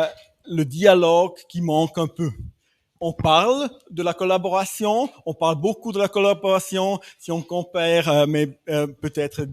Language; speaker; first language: French; non-native, fluent; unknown